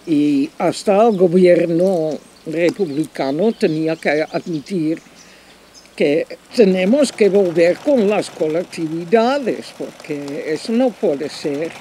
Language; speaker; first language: Spanish; non-native, fluent; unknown